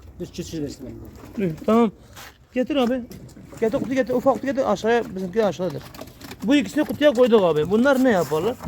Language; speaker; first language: Turkish; native; Turkish